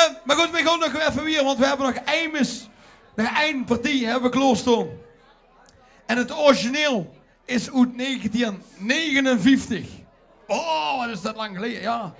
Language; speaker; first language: Dutch; native; Dutch